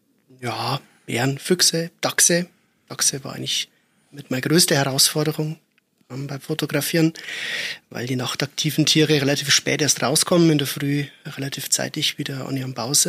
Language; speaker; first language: German; native; German